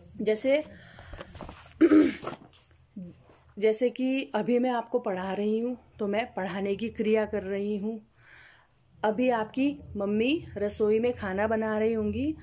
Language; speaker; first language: Hindi; native; Hindi